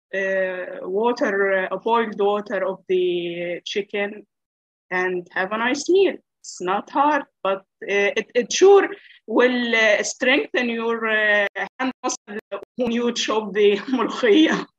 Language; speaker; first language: English; non-native, learner; Arabic